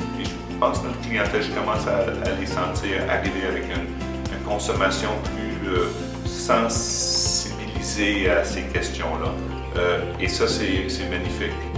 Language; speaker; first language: French; native; French